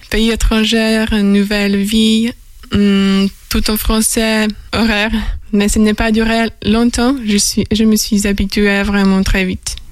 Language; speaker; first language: French; non-native, fluent; Polish